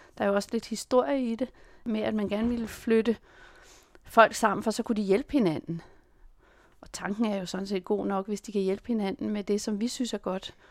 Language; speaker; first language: Danish; native; Danish